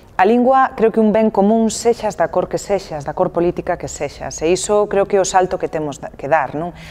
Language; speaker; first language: Galician; non-native, local second language; Spanish